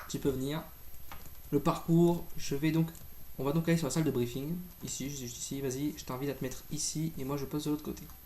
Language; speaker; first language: French; native; French